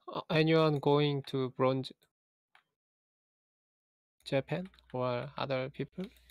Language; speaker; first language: English; non-native, learner; Korean